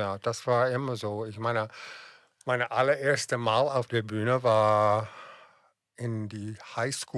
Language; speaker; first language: German; non-native, fluent; English